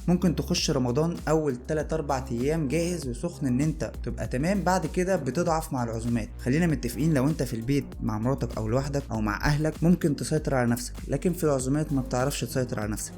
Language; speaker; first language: Arabic; native; Arabic